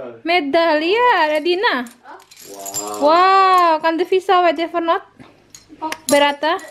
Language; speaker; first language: Swedish; non-native, learner; Indonesian